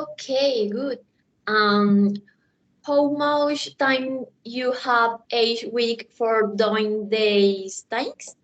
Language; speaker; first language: English; non-native, learner; Spanish